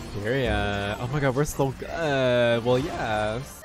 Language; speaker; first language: English; native; English